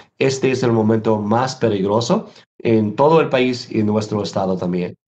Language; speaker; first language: Spanish; non-native, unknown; English